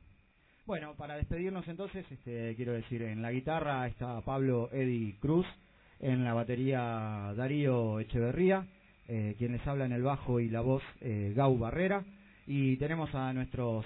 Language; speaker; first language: Spanish; native; Spanish